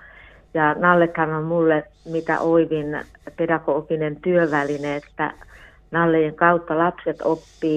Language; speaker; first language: Finnish; native; Finnish